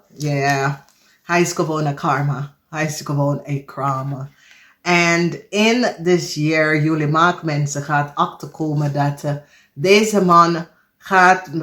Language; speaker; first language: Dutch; non-native, fluent; English